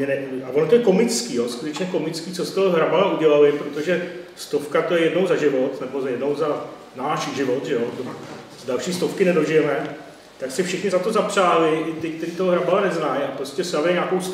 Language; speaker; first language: Czech; native; Czech